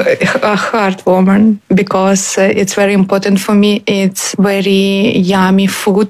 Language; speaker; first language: English; non-native, learner; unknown